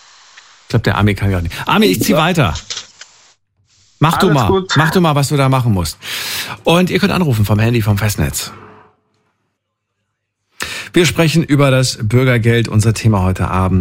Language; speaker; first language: German; native; German